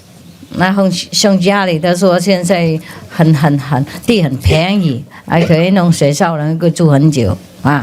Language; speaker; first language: Chinese; non-native, fluent; Vietnamese